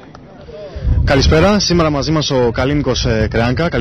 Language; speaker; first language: Greek; native; Greek